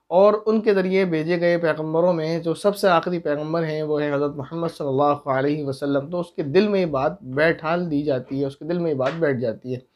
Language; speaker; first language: Urdu; native; Urdu